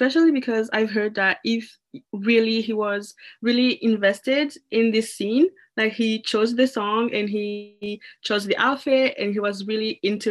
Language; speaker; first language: English; non-native, fluent; French